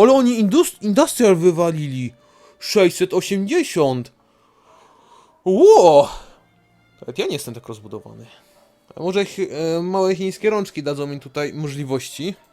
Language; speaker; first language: Polish; native; Polish